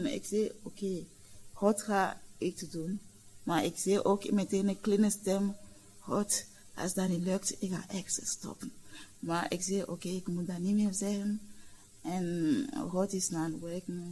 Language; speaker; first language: Dutch; non-native, learner; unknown